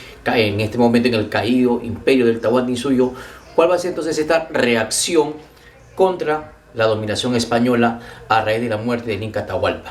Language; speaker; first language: Spanish; native; Spanish